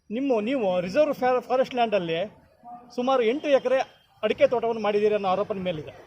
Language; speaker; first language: Kannada; native; Kannada